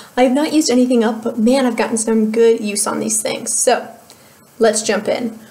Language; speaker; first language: English; native; English